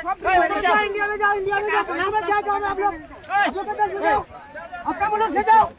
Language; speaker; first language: Hindi; non-native, learner; Bangla